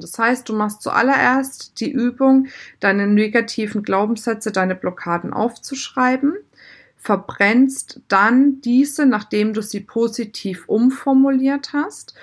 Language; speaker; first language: German; native; German